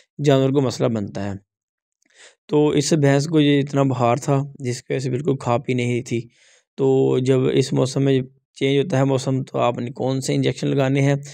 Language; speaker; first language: Urdu; non-native, local second language; Punjabi